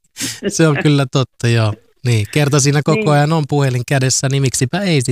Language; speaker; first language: Finnish; native; Finnish